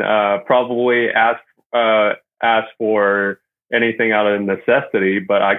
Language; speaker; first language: English; non-native, fluent; Chinese